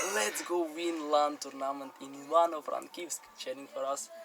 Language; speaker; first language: English; non-native, learner; Ukrainian